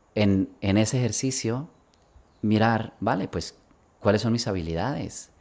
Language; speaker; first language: Spanish; early bilingual, other home language; Swedish